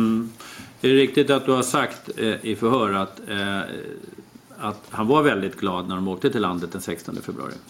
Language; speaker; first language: Swedish; native; Swedish